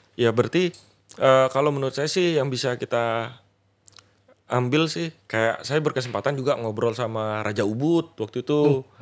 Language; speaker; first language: Indonesian; non-native, local second language; Sasak